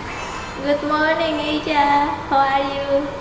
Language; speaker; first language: English; non-native, learner; Indonesian